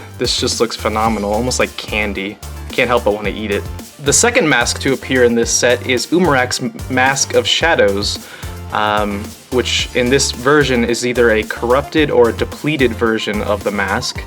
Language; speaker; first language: English; native; English